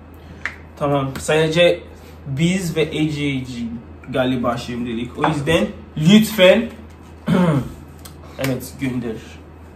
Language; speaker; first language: Turkish; non-native, learner; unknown